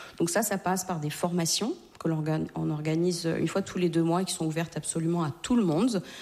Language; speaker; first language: French; native; French